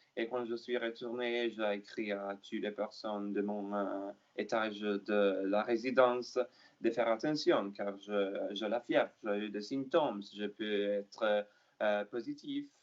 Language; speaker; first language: French; non-native, learner; Italian